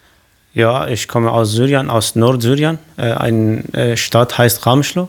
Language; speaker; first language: German; non-native, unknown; Kurdish